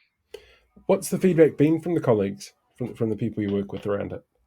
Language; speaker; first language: English; native; English